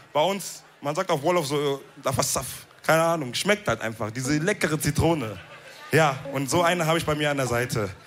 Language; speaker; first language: German; early bilingual, other home language; Wolof